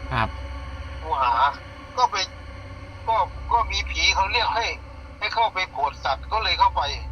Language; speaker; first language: Thai; non-native, local second language; Northeastern Thai